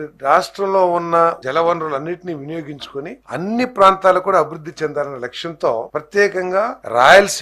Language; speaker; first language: Telugu; native; Telugu